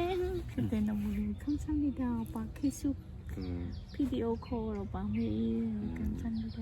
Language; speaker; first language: Korean; non-native, learner; Khmer